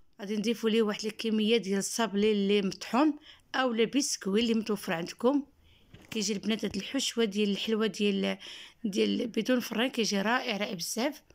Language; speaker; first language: Arabic; native; Arabic